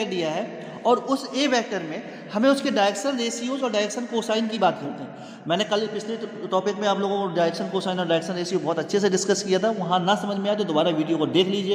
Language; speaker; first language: Hindi; native; Hindi